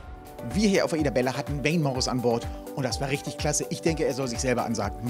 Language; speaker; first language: German; native; German